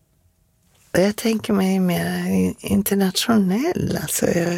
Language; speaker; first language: Swedish; native; Swedish